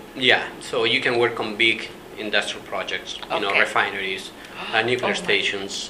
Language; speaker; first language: English; non-native, fluent; Spanish